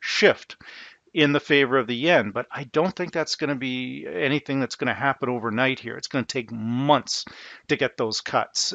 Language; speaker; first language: English; native; English